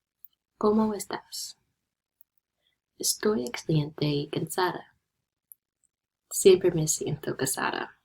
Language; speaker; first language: Spanish; non-native, learner; English